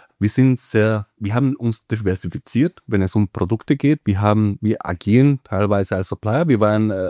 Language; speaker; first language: German; non-native, fluent; Spanish